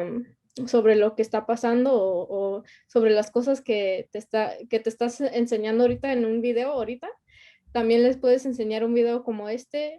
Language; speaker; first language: Spanish; early bilingual, heritage; Spanish